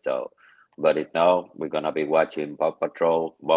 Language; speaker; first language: English; non-native, learner; Spanish